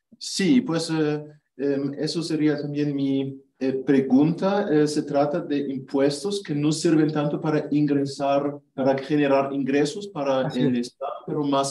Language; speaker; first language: Spanish; non-native, fluent; German